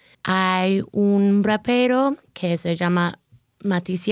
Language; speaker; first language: Spanish; non-native, fluent; English